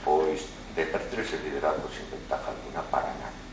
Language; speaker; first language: Spanish; native; Spanish